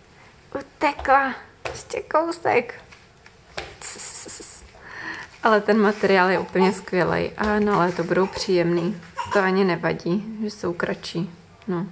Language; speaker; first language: Czech; native; Czech